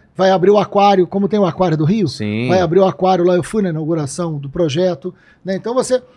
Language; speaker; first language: Portuguese; native; Portuguese